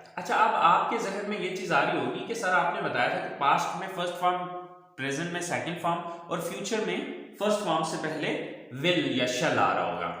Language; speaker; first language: Urdu; non-native, local second language; Punjabi